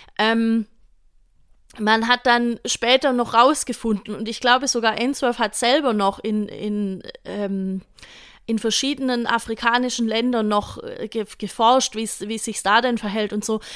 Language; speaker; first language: German; native; German